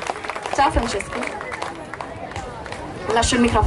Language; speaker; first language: Italian; native; Italian